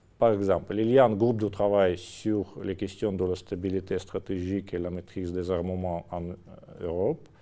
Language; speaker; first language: French; non-native, fluent; Russian